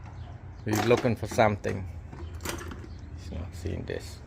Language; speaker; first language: English; non-native, local second language; Khmer